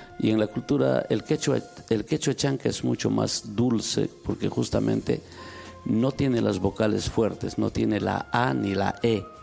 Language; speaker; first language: Spanish; non-native, local second language; Quechua